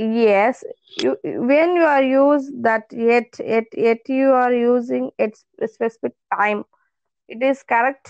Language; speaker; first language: English; non-native, local second language; Telugu